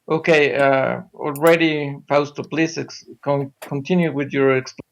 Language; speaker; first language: English; non-native, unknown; Spanish